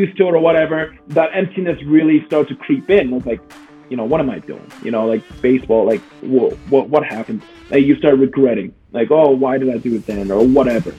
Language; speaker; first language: English; early bilingual, other home language; Korean